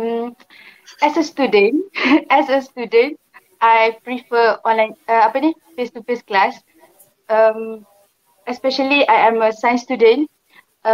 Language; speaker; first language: English; non-native, local second language; Malay